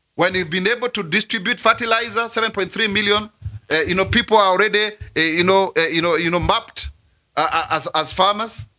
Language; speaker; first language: English; non-native, local second language; Kikuyu